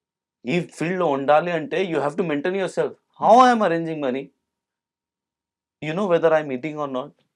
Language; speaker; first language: Telugu; non-native, local second language; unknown